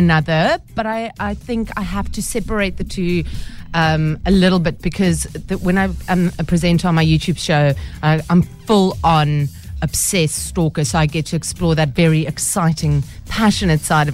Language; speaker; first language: English; native; English